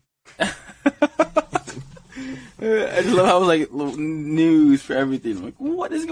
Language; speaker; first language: English; native; English